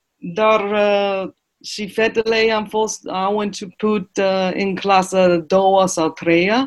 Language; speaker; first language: Romanian; non-native, learner; English